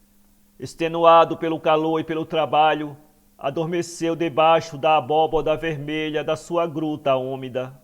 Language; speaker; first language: Portuguese; native; Portuguese